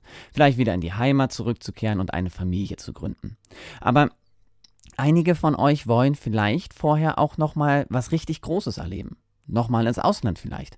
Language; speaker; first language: German; native; German